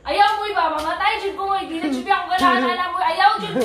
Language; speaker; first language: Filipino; non-native, local second language; Cebuano